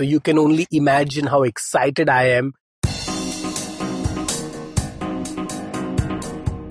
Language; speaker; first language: English; non-native, local second language; Hindi